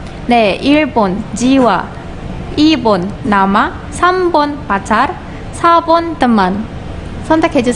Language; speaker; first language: Korean; non-native, fluent; Indonesian